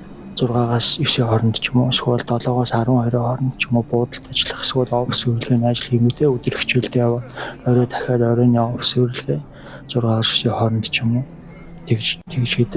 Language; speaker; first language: Mongolian; native; Mongolian